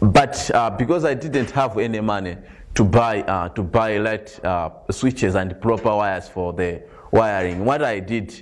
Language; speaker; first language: English; non-native, local second language; Nyanja